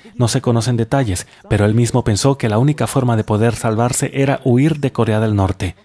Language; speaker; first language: Spanish; non-native, fluent; Russian